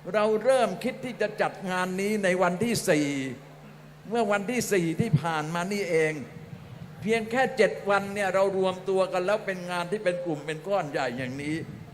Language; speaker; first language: Thai; native; Thai